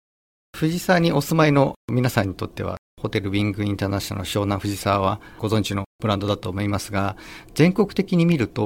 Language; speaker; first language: Japanese; native; Japanese